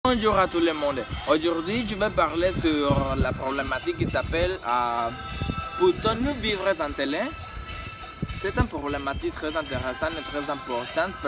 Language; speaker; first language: French; non-native, learner; Spanish